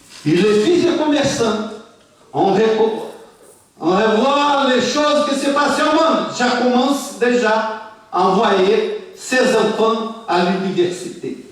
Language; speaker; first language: French; non-native, fluent; Portuguese